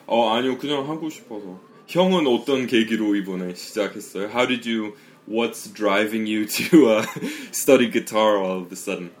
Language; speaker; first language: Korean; non-native, fluent; English